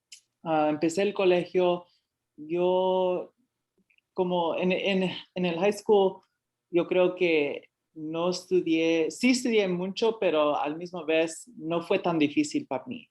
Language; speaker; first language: Spanish; early bilingual, heritage; Spanish